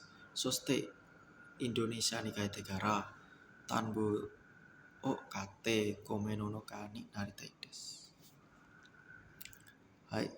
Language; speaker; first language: Japanese; non-native, learner; Indonesian